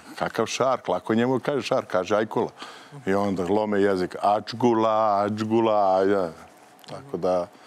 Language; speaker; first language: Serbian; native; Serbian